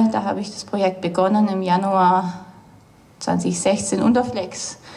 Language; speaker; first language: German; native; German